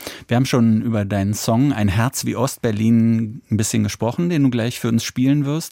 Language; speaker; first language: German; native; German